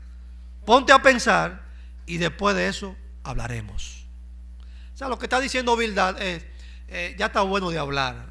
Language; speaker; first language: Spanish; native; Spanish